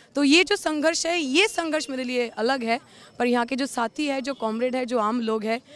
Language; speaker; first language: Hindi; non-native, local second language; Bangla